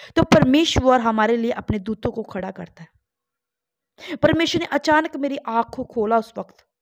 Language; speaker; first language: Hindi; non-native, local second language; Punjabi